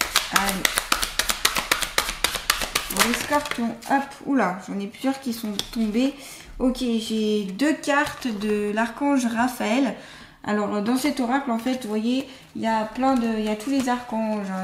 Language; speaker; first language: French; native; French